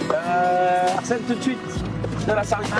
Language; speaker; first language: French; native; French